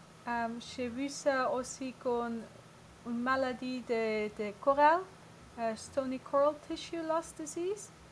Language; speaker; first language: French; non-native, learner; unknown